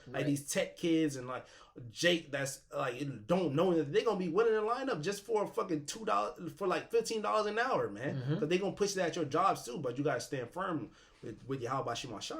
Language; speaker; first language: English; native; English